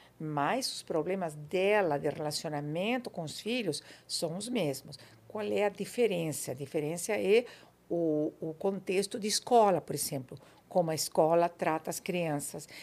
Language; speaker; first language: Portuguese; non-native, fluent; Spanish